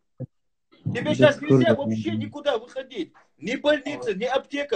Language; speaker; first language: Russian; non-native, fluent; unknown